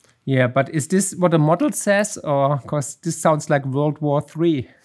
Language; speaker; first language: English; non-native, fluent; German